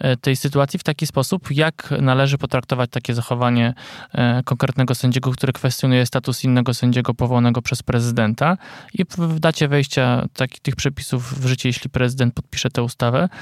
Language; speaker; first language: Polish; native; Polish